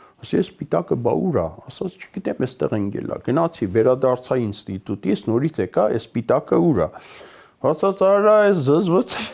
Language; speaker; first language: Armenian; early bilingual, heritage; Armenian